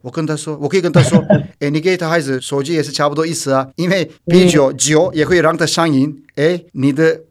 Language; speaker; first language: Chinese; non-native, fluent; Turkish